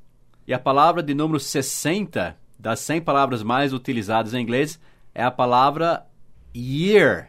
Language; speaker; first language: Portuguese; non-native, fluent; English